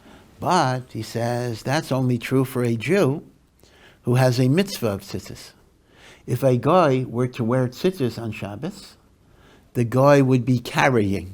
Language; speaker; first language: English; native; English